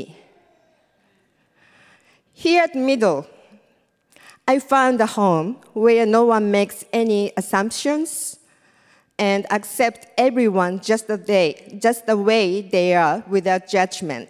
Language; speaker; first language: English; non-native, fluent; Japanese